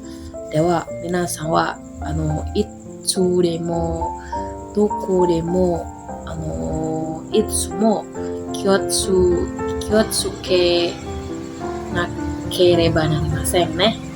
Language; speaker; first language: Japanese; non-native, learner; Indonesian